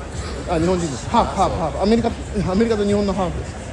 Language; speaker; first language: Japanese; early bilingual, heritage; Japanese